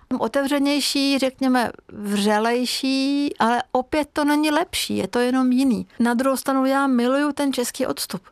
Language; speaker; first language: Czech; non-native, fluent; Hungarian